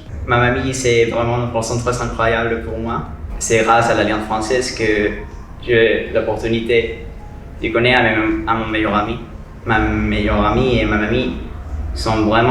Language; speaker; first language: French; non-native, fluent; Spanish